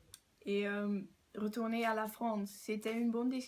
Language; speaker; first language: French; non-native, learner; Dutch